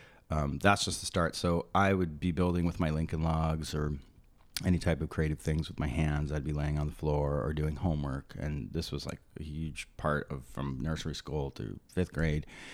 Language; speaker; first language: English; native; English